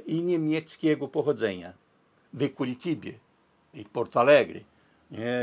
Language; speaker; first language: Polish; early bilingual, heritage; Portuguese